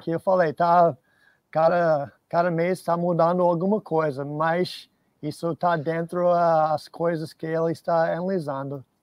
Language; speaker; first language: Portuguese; non-native, fluent; English